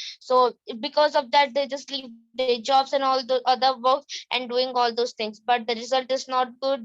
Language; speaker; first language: English; non-native, learner; Odia